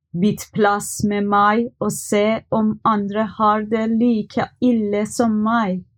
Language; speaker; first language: Norwegian; non-native, learner; Persian